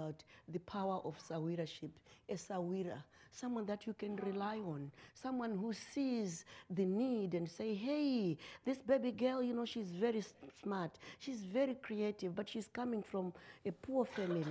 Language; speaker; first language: English; non-native, local second language; Shona